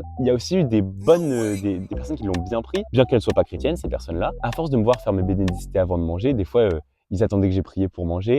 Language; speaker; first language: French; native; French